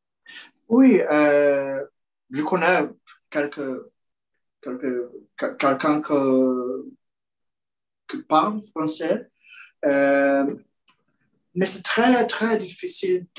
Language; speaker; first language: French; non-native, learner; Portuguese